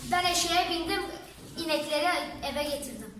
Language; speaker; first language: Turkish; non-native, local second language; Zaza